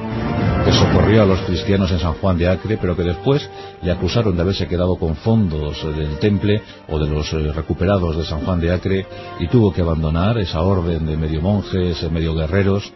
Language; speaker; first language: Spanish; native; Spanish